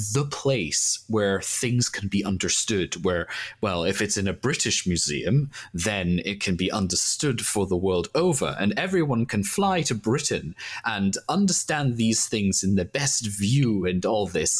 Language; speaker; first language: English; native; English